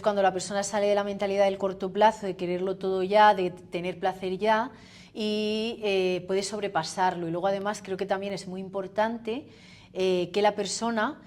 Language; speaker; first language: Spanish; native; Spanish